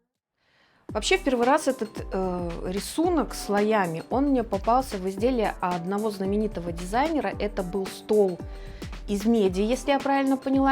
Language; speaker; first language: Russian; native; Russian